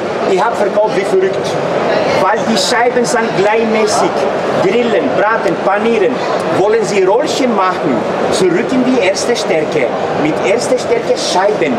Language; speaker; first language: German; non-native, fluent; Turkish